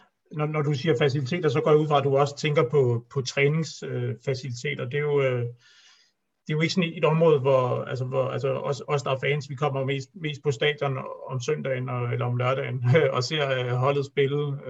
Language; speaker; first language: Danish; native; Danish